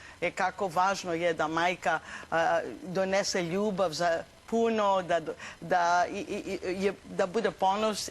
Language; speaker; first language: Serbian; non-native, learner; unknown